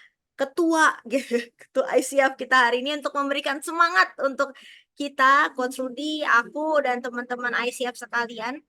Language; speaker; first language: Indonesian; native; Indonesian